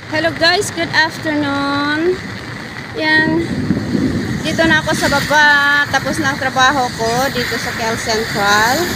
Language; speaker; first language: Filipino; non-native, local second language; Iloko